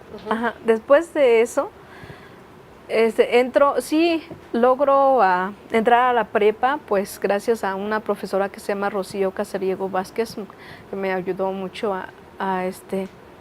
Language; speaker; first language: Spanish; non-native, local second language; Nahuatl languages